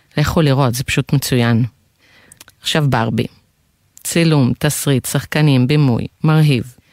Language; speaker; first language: Hebrew; non-native, fluent; Russian